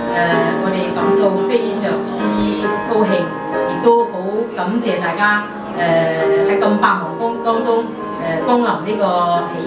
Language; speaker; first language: Cantonese; native; Cantonese